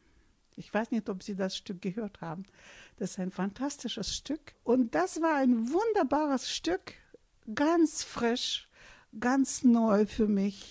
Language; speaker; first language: German; non-native, fluent; Russian